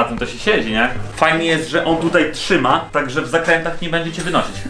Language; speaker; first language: Polish; native; Polish